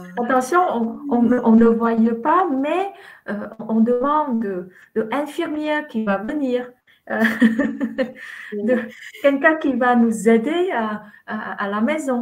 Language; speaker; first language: French; non-native, fluent; Vietnamese